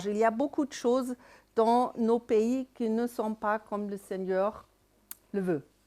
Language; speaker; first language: French; non-native, fluent; German